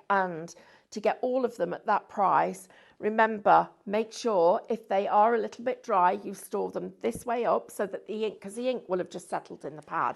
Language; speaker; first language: English; native; English